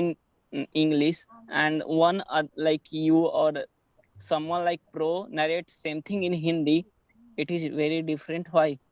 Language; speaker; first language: English; non-native, learner; Hindi